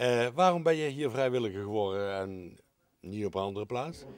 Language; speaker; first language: Dutch; native; Dutch